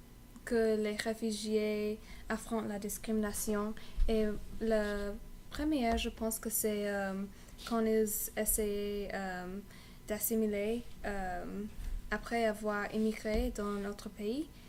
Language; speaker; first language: French; non-native, learner; English